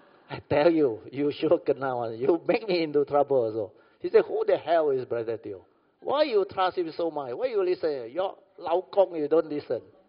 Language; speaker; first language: English; non-native, local second language; Min Nan Chinese